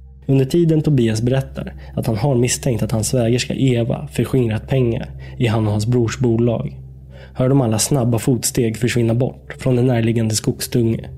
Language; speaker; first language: Swedish; native; Swedish